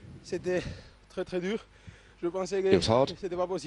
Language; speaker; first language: French; non-native, learner; Spanish